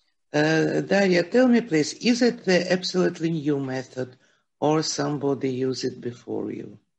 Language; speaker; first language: English; non-native, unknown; Ukrainian